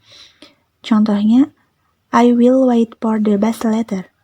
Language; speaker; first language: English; non-native, learner; Indonesian